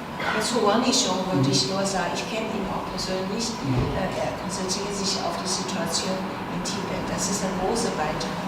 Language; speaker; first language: German; non-native, fluent; Chinese